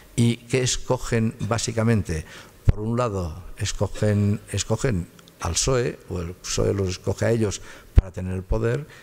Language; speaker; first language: Spanish; native; Spanish